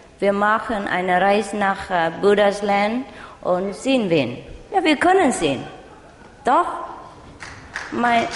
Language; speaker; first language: German; non-native, learner; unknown